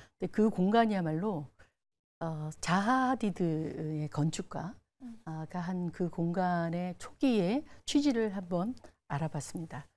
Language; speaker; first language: Korean; native; Korean